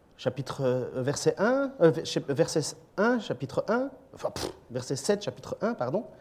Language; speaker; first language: French; native; French